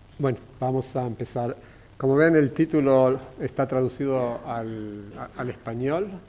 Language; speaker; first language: Spanish; native; Spanish